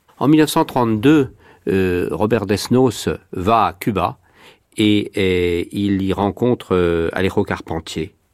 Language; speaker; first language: French; native; French